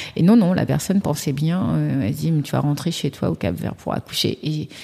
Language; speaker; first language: French; early bilingual, other home language; Kabuverdianu